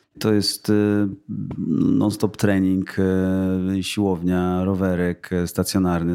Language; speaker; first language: Polish; native; Polish